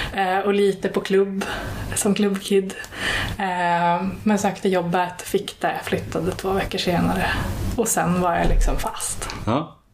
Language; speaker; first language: Swedish; native; Swedish